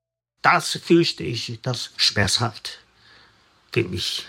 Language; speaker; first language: German; non-native, fluent; Chinese